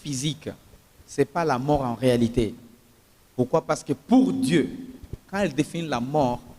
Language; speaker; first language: French; non-native, local second language; Swahili